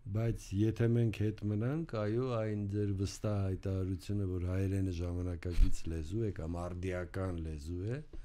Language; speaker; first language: Armenian; native; Armenian